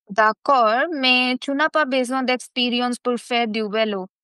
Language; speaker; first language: French; non-native, fluent; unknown